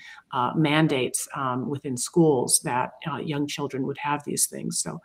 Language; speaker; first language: English; native; English